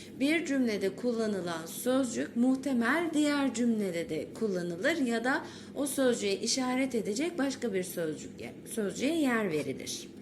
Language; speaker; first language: Turkish; native; Turkish